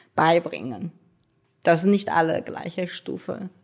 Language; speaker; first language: German; non-native, fluent; Chinese